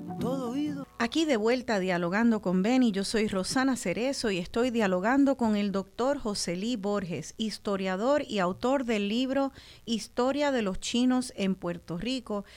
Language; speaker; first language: Spanish; native; Spanish